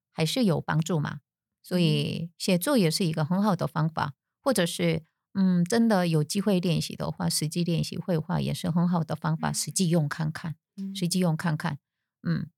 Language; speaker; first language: Chinese; non-native, fluent; Korean